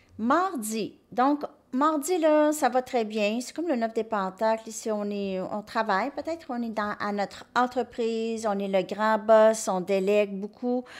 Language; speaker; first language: French; native; French